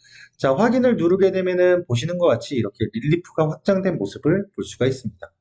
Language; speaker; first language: Korean; native; Korean